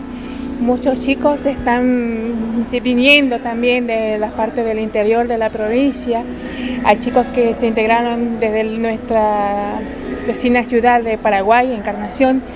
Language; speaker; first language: Spanish; native; Spanish